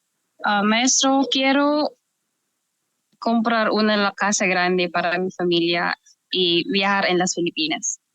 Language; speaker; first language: Spanish; non-native, learner; Waray